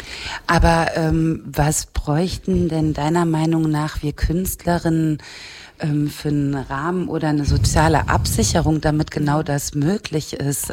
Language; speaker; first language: German; native; German